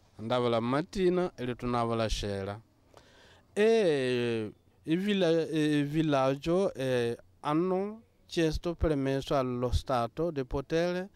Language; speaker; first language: Italian; non-native, fluent; Mossi